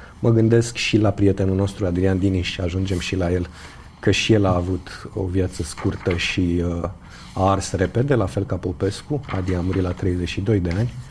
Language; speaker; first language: Romanian; native; Romanian